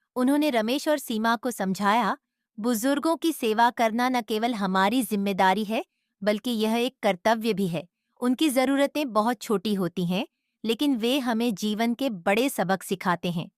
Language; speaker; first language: Hindi; native; Hindi